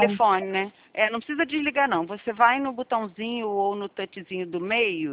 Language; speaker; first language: Portuguese; native; Portuguese